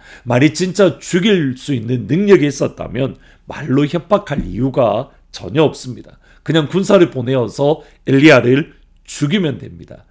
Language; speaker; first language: Korean; native; Korean